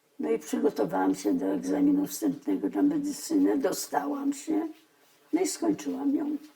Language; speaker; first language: Polish; early bilingual, other home language; Russian